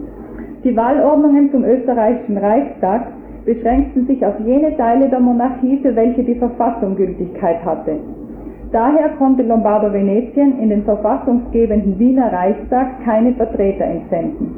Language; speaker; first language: German; native; German